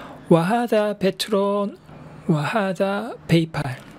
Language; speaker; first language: Arabic; non-native, fluent; Korean